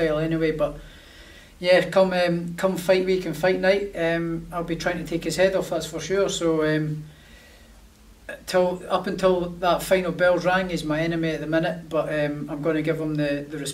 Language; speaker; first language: English; native; English